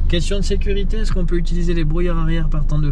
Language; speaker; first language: French; native; French